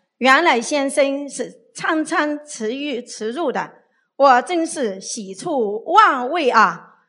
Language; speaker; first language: Chinese; native; Chinese